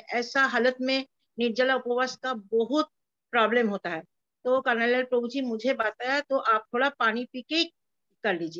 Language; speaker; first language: Hindi; non-native, local second language; Bangla